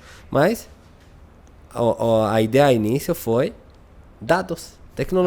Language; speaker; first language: Portuguese; non-native, learner; Hebrew